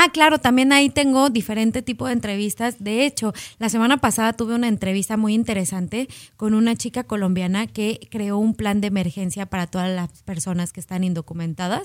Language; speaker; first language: Spanish; native; Spanish